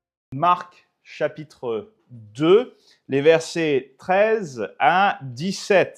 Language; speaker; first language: French; native; French